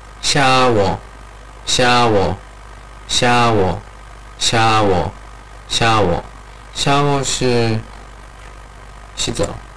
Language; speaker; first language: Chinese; non-native, learner; Korean